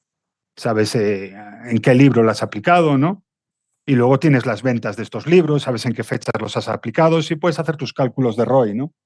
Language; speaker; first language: Spanish; native; Spanish